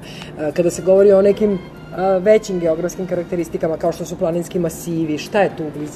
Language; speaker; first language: Serbian; native; Serbian